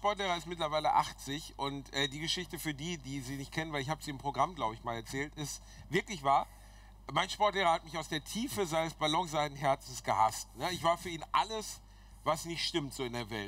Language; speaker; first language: German; native; German